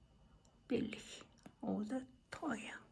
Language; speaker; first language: German; non-native, learner; Korean